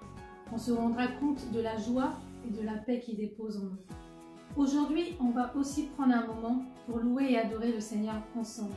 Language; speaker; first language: French; native; French